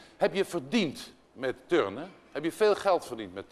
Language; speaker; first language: Dutch; native; Dutch